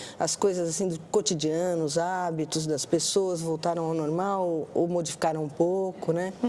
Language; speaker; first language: Portuguese; native; Portuguese